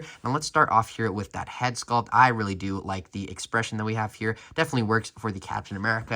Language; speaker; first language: English; native; English